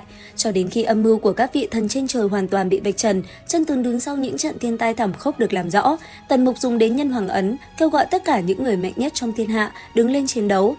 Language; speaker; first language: Vietnamese; native; Vietnamese